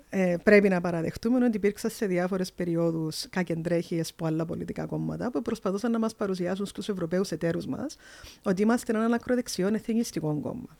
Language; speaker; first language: Greek; early bilingual, heritage; Greek